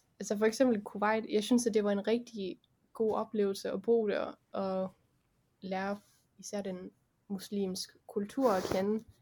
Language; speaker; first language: Danish; early bilingual, heritage; Danish